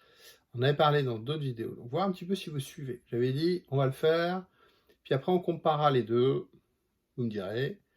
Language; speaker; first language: French; native; French